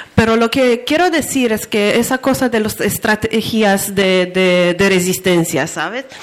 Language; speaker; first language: Spanish; non-native, fluent; Romanian